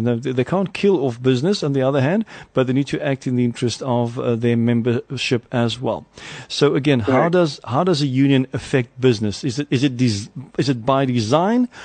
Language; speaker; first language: English; non-native, local second language; Afrikaans